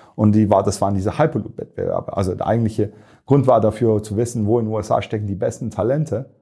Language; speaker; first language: German; non-native, fluent; Turkish